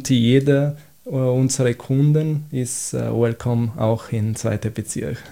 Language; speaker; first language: German; non-native, fluent; Italian